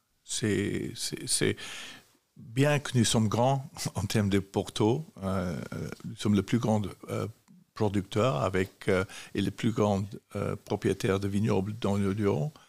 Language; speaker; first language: French; non-native, fluent; English